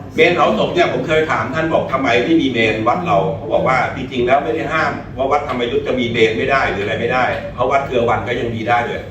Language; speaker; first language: Thai; native; Thai